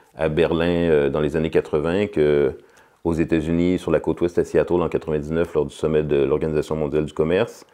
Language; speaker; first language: French; native; French